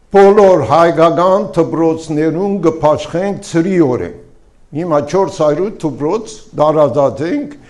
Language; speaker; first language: Armenian; early bilingual, heritage; Armenian